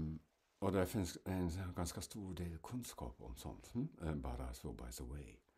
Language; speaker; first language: Swedish; non-native, fluent; German